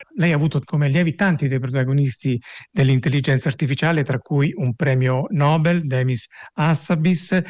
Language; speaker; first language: Italian; native; Italian